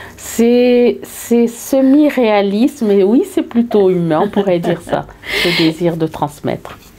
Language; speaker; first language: French; early bilingual, heritage; French